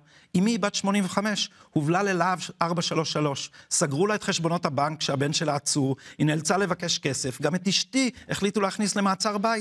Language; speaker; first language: Hebrew; native; Hebrew